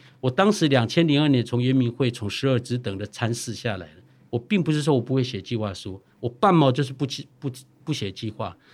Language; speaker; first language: Chinese; non-native, local second language; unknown